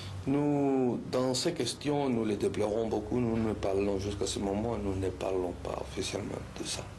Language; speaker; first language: French; non-native, fluent; Spanish